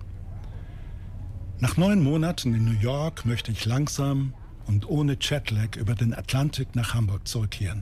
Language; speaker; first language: German; native; German